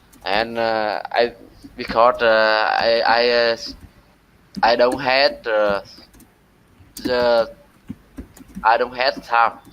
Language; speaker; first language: English; non-native, learner; Vietnamese